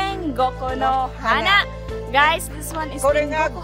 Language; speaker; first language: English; non-native, learner; Filipino